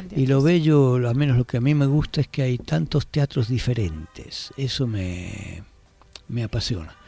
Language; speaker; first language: Spanish; native; Spanish